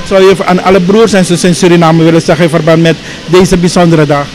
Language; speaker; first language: Dutch; native; Dutch